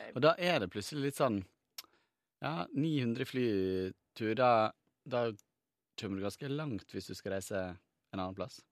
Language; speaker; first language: Norwegian; native; Norwegian